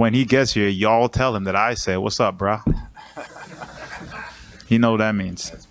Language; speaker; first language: English; native; English